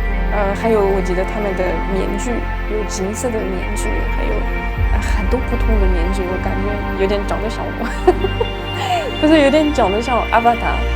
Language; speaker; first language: Chinese; non-native, fluent; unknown